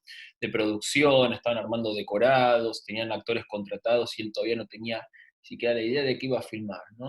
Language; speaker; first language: Spanish; native; Spanish